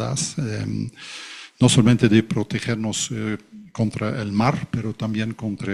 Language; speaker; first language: Spanish; non-native, fluent; Dutch